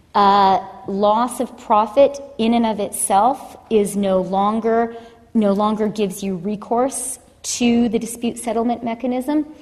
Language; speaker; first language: English; native; English